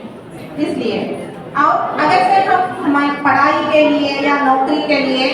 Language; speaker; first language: Hindi; non-native, local second language; Telugu